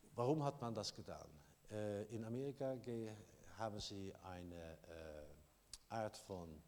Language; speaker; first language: German; non-native, learner; Dutch